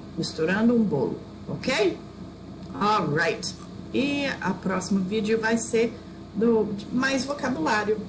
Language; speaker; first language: Portuguese; non-native, fluent; English